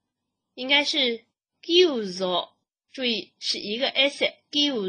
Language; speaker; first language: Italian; non-native, fluent; Chinese